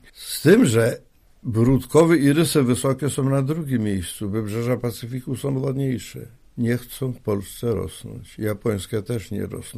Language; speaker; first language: Polish; native; Polish